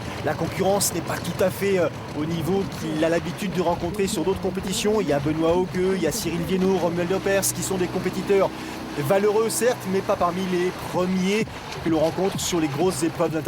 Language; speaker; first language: French; native; French